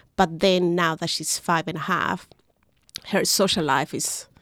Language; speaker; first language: English; non-native, learner; Spanish